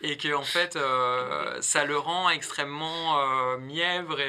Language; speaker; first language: French; native; French